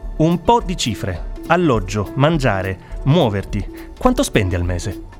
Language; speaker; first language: Italian; native; Italian